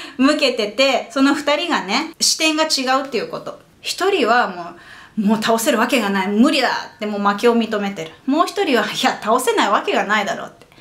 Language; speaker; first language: Japanese; native; Japanese